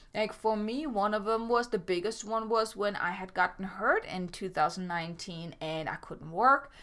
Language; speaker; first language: English; non-native, fluent; German